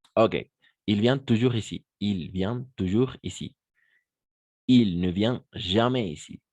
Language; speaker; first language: French; non-native, fluent; Spanish